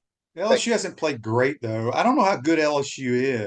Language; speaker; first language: English; native; English